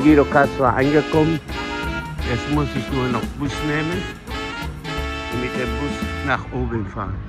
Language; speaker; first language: German; non-native, fluent; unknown